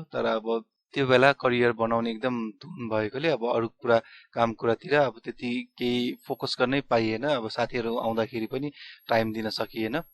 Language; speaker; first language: Nepali; non-native, local second language; Newari